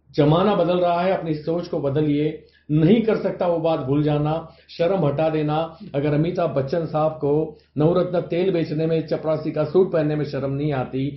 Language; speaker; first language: Hindi; non-native, local second language; Gujarati